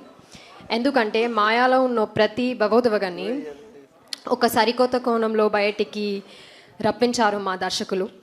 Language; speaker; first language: Telugu; non-native, learner; Malayalam